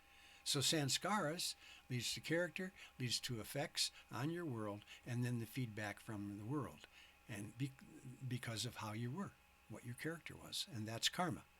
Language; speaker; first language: English; native; English